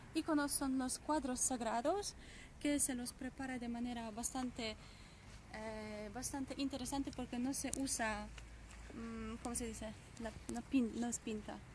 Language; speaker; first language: Spanish; non-native, fluent; Polish